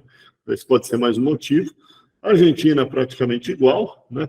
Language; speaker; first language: Portuguese; native; Portuguese